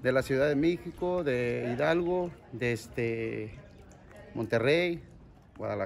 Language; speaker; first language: Spanish; native; Spanish